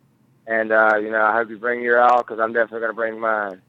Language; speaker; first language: English; native; English